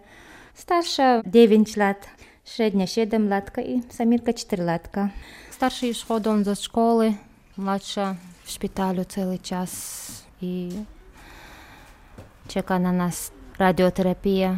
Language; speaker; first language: Polish; non-native, learner; Chechen